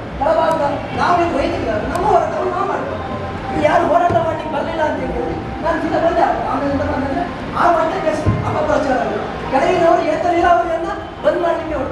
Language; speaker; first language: Kannada; native; Kannada